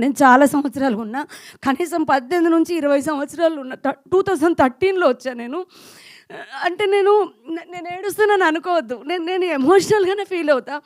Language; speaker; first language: Telugu; native; Telugu